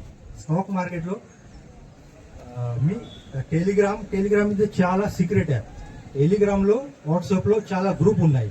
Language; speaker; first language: Telugu; non-native, learner; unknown